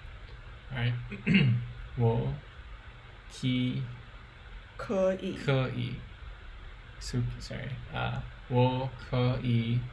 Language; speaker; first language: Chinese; non-native, learner; English